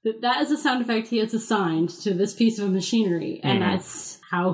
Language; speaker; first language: English; native; English